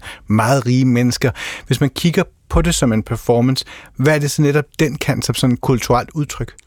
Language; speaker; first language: Danish; native; Danish